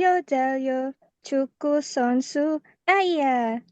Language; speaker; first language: Korean; non-native, learner; Indonesian